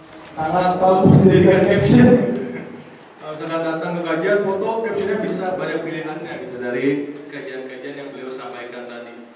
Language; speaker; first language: Indonesian; native; Indonesian